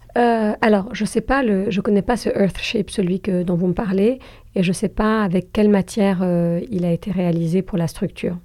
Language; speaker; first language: French; non-native, local second language; Arabic